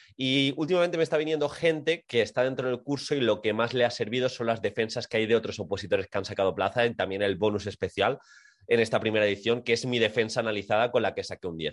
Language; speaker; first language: Spanish; native; Spanish